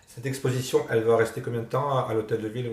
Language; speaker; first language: French; native; French